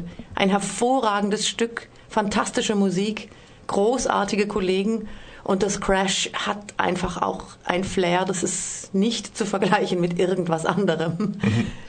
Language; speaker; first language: German; native; German